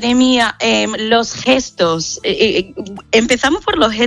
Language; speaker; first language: Spanish; non-native, fluent; English